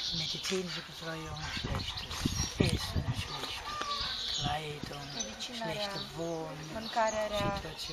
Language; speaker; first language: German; non-native, learner; Romanian